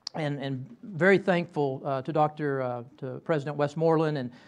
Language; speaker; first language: English; native; English